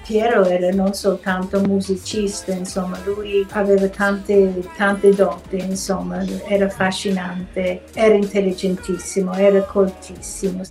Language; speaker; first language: Italian; non-native, fluent; English